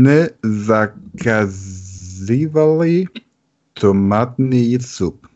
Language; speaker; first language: Russian; non-native, learner; German